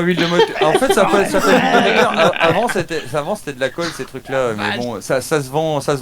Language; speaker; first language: French; native; French